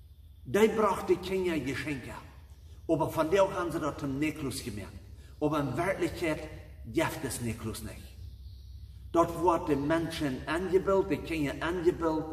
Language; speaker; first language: German; non-native, learner; Plautdietsch